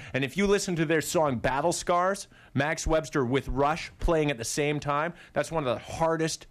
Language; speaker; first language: English; native; English